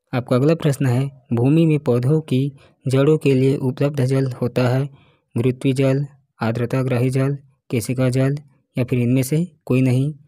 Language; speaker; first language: Hindi; native; Hindi